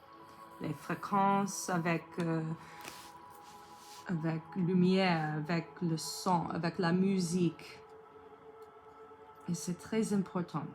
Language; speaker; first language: French; non-native, learner; English